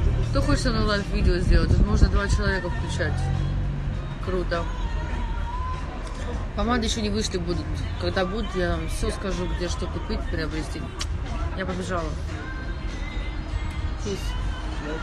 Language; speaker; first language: Russian; native; Russian